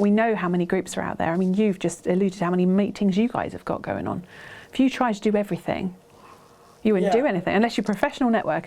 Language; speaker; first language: English; native; English